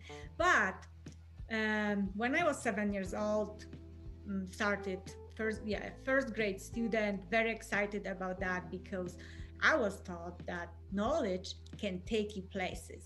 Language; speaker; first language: English; non-native, fluent; Polish